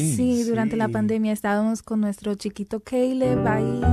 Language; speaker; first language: Spanish; early bilingual, heritage; Spanish